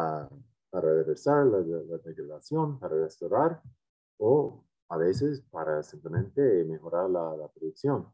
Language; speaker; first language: Spanish; non-native, fluent; English